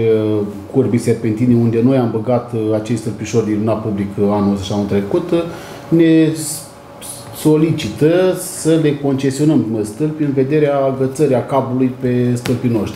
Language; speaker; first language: Romanian; native; Romanian